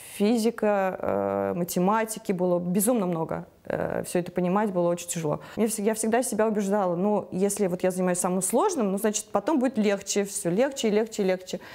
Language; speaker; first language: Russian; native; Russian